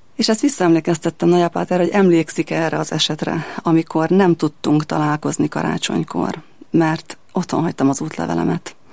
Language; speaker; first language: Hungarian; native; Hungarian